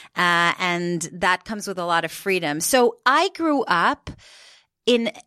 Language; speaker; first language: English; non-native, fluent; Hebrew